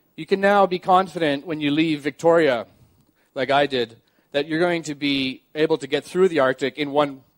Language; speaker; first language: English; native; English